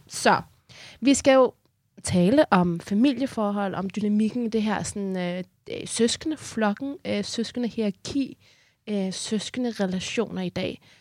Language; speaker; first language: Danish; early bilingual, other home language; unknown